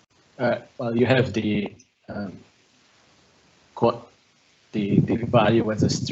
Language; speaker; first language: English; non-native, fluent; Hungarian